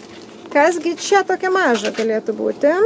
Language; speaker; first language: Lithuanian; native; Lithuanian